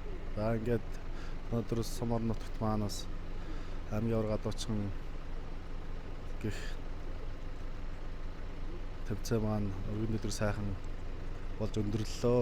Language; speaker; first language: Mongolian; native; Mongolian